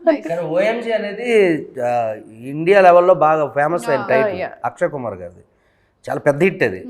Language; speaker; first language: Telugu; native; Telugu